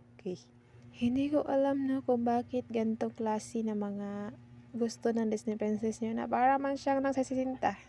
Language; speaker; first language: Filipino; non-native, local second language; Cebuano